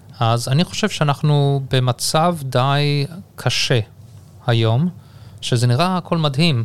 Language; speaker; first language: Hebrew; early bilingual, heritage; Hebrew